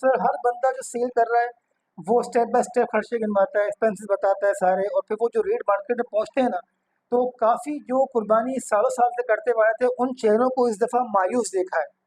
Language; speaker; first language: Urdu; non-native, local second language; Memoni